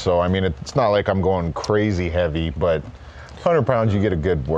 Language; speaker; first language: English; native; English